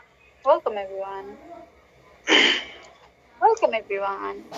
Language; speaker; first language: English; non-native, learner; Nepali